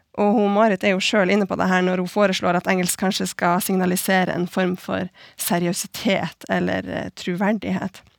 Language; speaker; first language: Norwegian; native; Norwegian